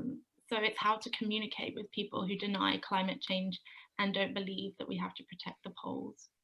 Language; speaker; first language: English; native; English